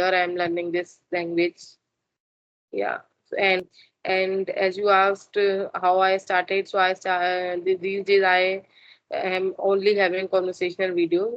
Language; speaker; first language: English; non-native, learner; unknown